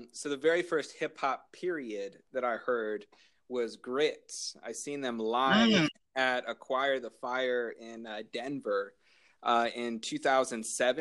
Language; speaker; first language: English; native; English